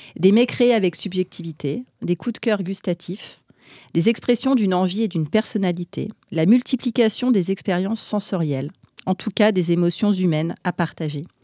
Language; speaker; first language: French; native; French